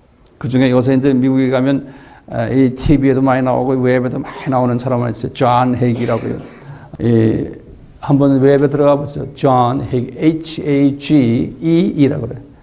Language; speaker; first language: Korean; native; Korean